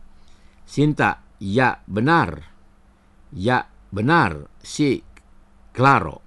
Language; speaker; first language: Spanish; non-native, fluent; Indonesian